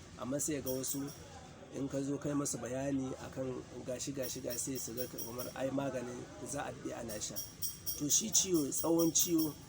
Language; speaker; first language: Hausa; native; Hausa